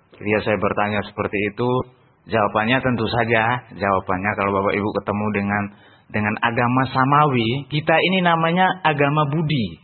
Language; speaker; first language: Indonesian; non-native, local second language; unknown